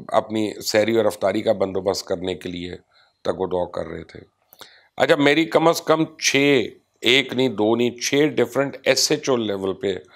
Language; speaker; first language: Urdu; non-native, local second language; Punjabi